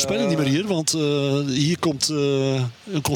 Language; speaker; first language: Dutch; native; Dutch